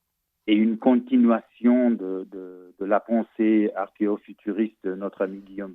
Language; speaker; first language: French; non-native, fluent; Portuguese